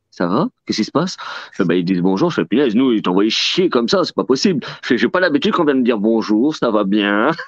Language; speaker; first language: French; native; French